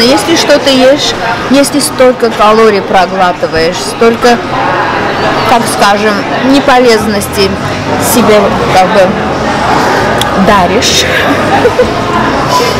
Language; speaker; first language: Russian; non-native, fluent; Armenian